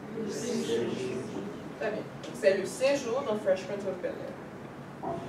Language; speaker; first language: French; non-native, fluent; English